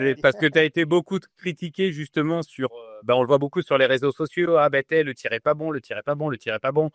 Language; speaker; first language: French; native; French